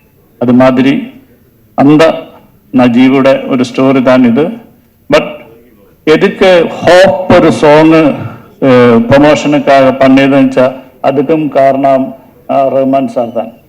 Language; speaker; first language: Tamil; non-native, learner; Malayalam